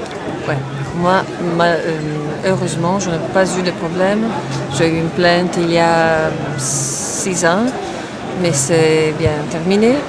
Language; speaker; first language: French; non-native, fluent; Italian